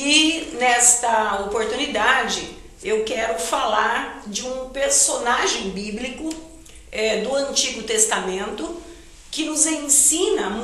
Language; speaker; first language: Portuguese; native; Portuguese